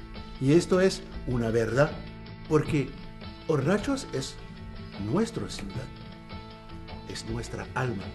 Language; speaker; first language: Spanish; non-native, fluent; Arabic